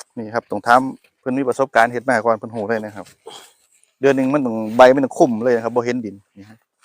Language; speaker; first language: Thai; native; Thai